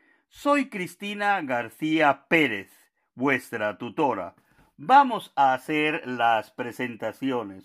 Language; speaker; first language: Spanish; non-native, fluent; Finnish